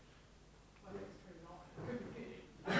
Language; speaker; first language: English; native; English